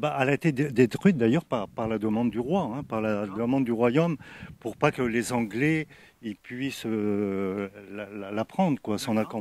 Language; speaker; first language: French; native; French